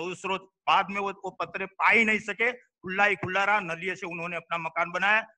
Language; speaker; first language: Hindi; non-native, local second language; Gujarati